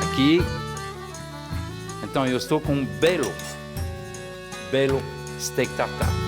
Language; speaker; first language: Portuguese; non-native, fluent; French